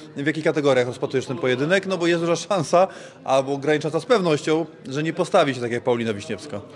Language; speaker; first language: Polish; native; Polish